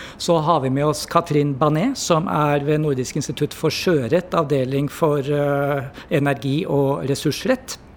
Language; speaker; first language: Norwegian; native; Norwegian